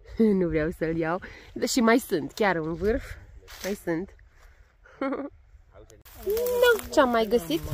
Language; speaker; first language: Romanian; non-native, local second language; Hungarian